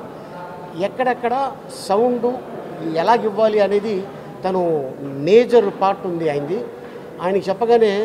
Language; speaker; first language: Telugu; native; Telugu